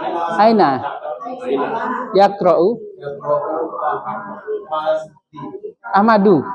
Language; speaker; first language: Arabic; non-native, fluent; Indonesian